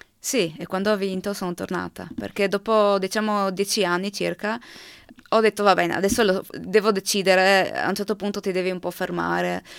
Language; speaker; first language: Italian; non-native, local second language; Slovenian